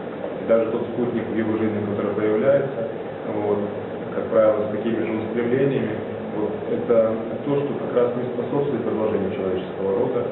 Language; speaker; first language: Russian; native; Russian